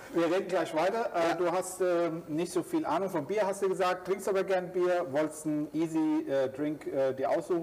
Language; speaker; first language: German; native; German